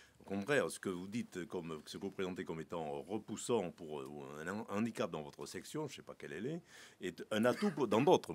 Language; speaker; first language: French; native; French